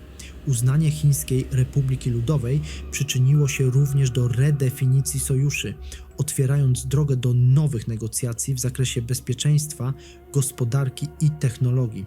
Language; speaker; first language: Polish; native; Polish